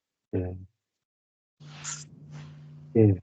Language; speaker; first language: Korean; native; Korean